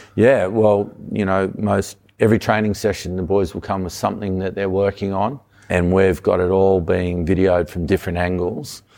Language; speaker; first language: English; native; English